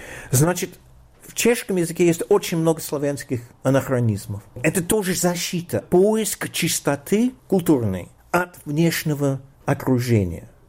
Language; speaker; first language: Russian; non-native, fluent; English